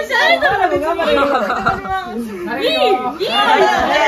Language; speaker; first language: Japanese; native; Japanese